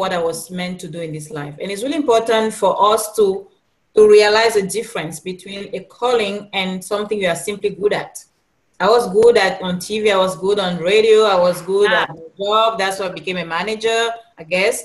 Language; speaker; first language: English; non-native, local second language; French